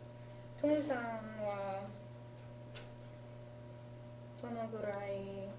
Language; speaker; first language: Japanese; non-native, learner; English